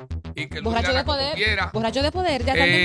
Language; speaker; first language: Spanish; native; Spanish